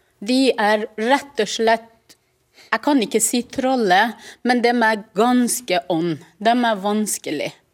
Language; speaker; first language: Norwegian; non-native, learner; Persian